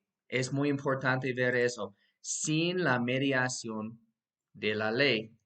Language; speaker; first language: Spanish; non-native, fluent; English